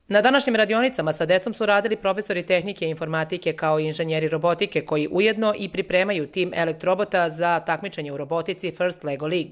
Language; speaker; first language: Bosnian; native; Bosnian